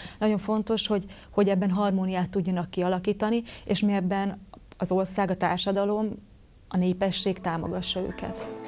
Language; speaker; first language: Hungarian; native; Hungarian